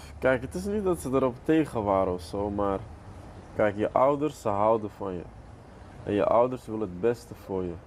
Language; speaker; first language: Dutch; early bilingual, other home language; Arabic